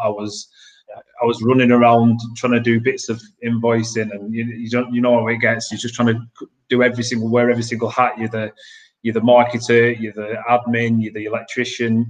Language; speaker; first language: English; native; English